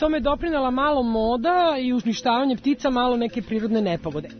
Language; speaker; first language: Serbian; native; Serbian